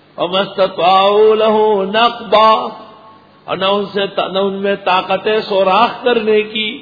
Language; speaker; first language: Urdu; non-native, local second language; Pashto